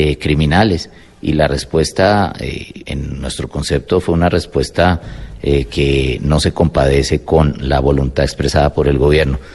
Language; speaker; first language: Spanish; native; Spanish